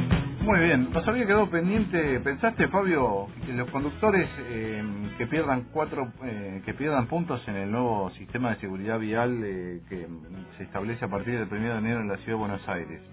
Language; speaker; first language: Spanish; native; Spanish